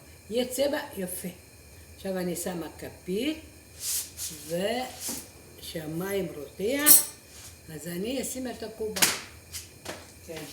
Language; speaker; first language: Hebrew; non-native, fluent; Arabic